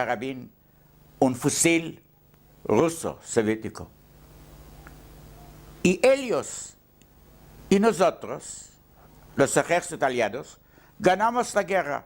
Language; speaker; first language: Spanish; non-native, learner; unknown